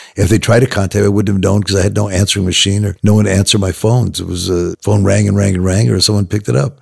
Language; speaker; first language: English; native; English